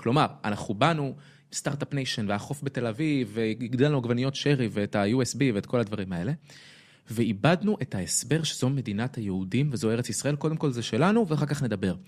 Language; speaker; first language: Hebrew; native; Hebrew